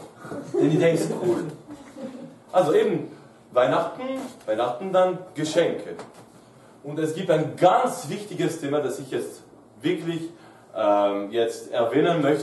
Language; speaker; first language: German; non-native, fluent; French